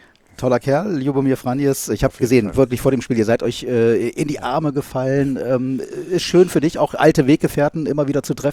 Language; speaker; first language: German; native; German